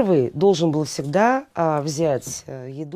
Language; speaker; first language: Russian; native; Russian